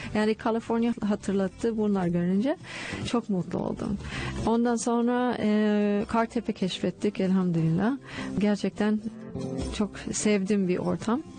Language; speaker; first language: Turkish; non-native, fluent; English